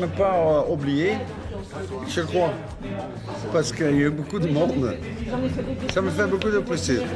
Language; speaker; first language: French; non-native, fluent; Dutch